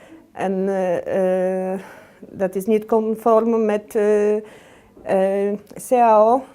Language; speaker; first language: Dutch; non-native, learner; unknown